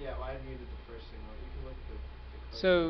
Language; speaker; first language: English; native; English